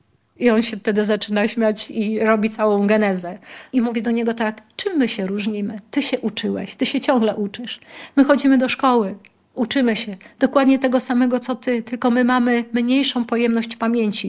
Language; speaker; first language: Polish; native; Polish